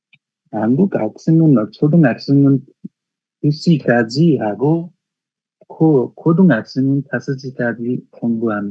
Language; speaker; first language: Korean; non-native, learner; Nepali